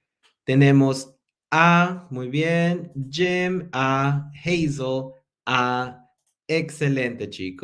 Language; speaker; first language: Spanish; non-native, fluent; English